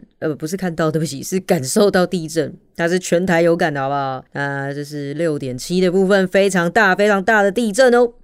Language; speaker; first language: Chinese; native; Chinese